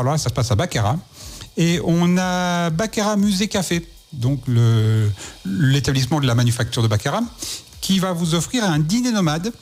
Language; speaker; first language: French; native; French